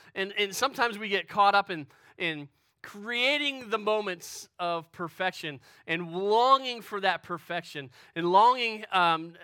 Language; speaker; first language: English; native; English